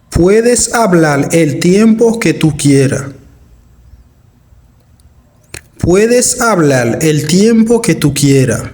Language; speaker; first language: Spanish; non-native, fluent; Haitian Creole